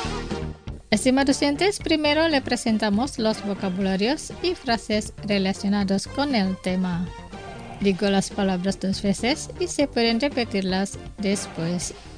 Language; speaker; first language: Spanish; non-native, fluent; Indonesian